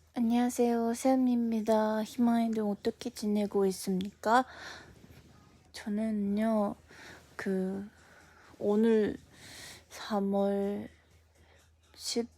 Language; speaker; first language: Korean; non-native, fluent; Japanese